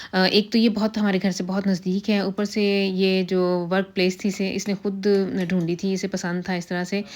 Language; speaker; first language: Urdu; non-native, local second language; Punjabi